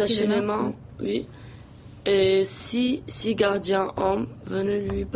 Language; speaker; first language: French; non-native, local second language; Arabic